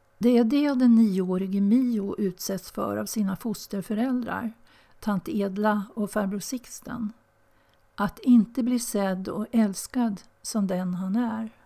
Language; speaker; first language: Swedish; native; Swedish